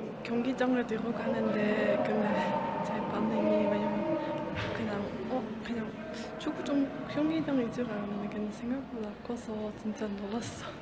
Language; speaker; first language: Korean; non-native, fluent; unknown